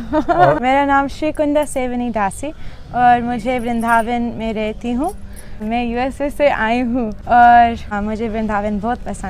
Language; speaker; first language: Hindi; non-native, learner; English